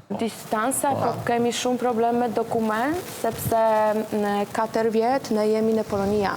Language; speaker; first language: Albanian; non-native, learner; Polish